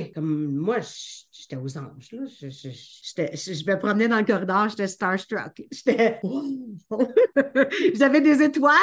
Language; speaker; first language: French; native; French